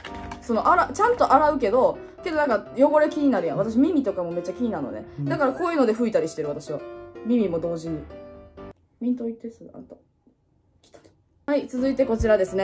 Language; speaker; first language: Japanese; native; Japanese